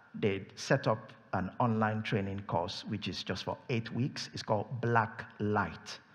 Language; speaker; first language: English; non-native, local second language; Yoruba